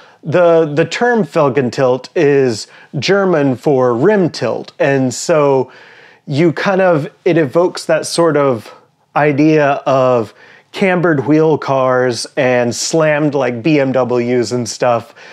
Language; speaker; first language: English; native; English